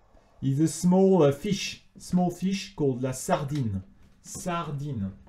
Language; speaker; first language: English; non-native, fluent; French